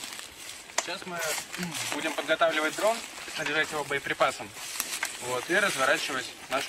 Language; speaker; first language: Russian; native; Russian